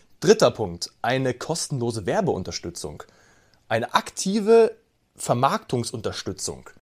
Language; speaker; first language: German; native; German